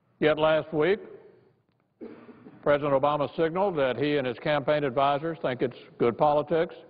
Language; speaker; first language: English; native; English